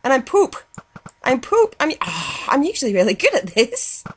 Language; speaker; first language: English; native; English